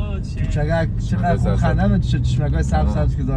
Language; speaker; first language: Persian; native; Persian